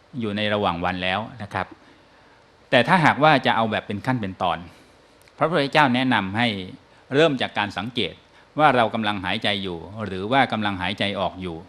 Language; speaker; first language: Thai; native; Thai